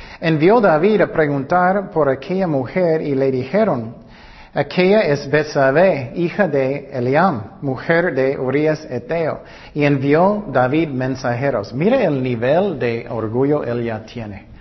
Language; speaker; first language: Spanish; non-native, learner; English